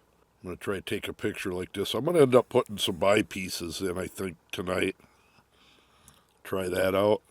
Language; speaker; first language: English; native; English